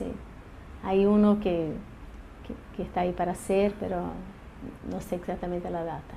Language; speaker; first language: Spanish; early bilingual, heritage; Portuguese